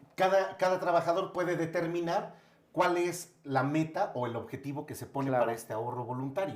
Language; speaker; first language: Spanish; native; Spanish